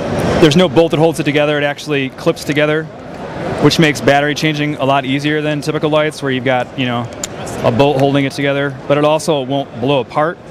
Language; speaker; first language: English; native; English